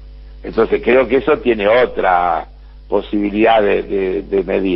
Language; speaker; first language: Spanish; native; Spanish